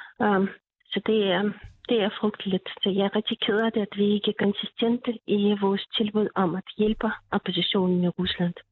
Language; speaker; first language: Danish; non-native, fluent; Russian